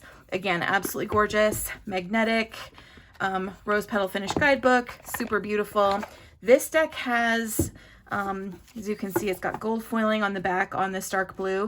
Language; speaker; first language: English; native; English